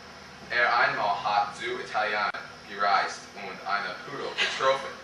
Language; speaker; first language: German; non-native, learner; English